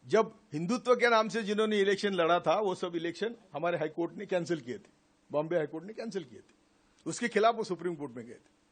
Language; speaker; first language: Hindi; non-native, local second language; Marathi